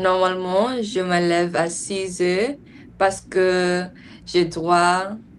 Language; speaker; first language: French; non-native, learner; English